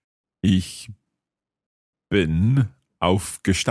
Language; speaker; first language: German; non-native, learner; English